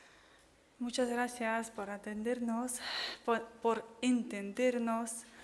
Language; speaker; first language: Spanish; non-native, fluent; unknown